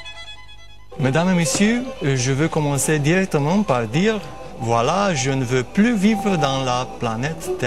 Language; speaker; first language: French; non-native, fluent; Romanian